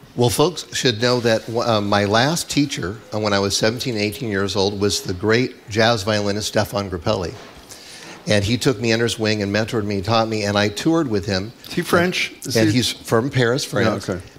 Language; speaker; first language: English; native; English